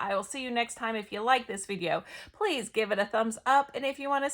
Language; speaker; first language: English; native; English